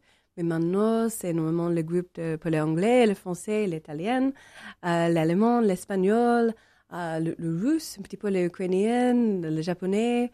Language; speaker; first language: French; non-native, learner; English